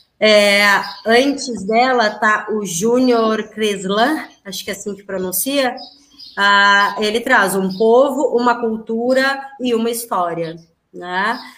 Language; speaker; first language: Portuguese; native; Portuguese